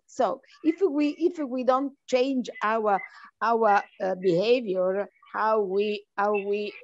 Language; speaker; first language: English; non-native, fluent; Italian